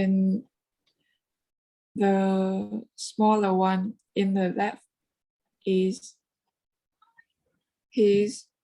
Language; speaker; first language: English; non-native, learner; Vietnamese